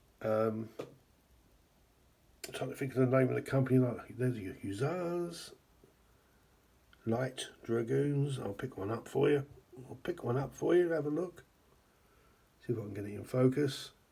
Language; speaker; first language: English; native; English